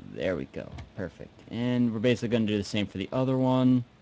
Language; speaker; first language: English; native; English